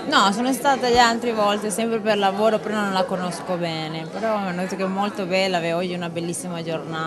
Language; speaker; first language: Italian; non-native, learner; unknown